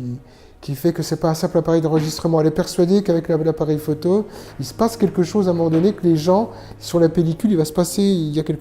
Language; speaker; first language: French; native; French